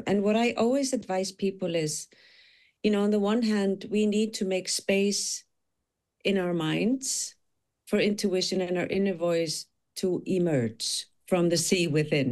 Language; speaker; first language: English; non-native, fluent; Icelandic